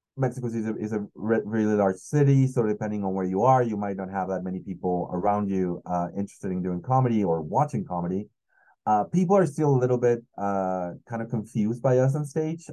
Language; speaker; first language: English; non-native, fluent; Spanish